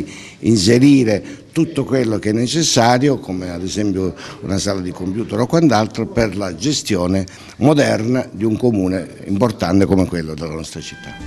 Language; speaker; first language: Italian; native; Italian